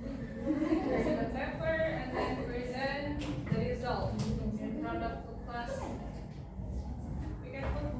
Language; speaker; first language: English; non-native, fluent; Indonesian